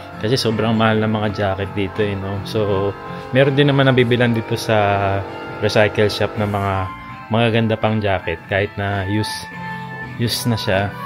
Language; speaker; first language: Filipino; native; Filipino